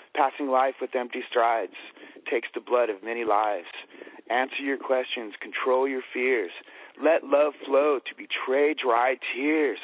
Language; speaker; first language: English; native; English